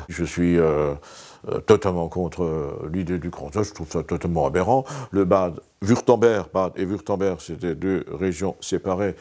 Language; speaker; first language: French; non-native, local second language; Swiss German